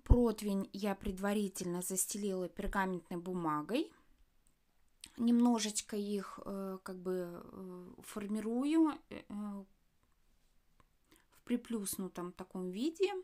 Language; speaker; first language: Russian; native; Russian